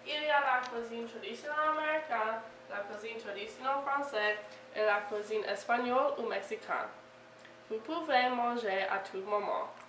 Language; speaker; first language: French; non-native, learner; English